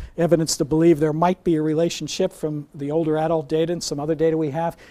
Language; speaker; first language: English; native; English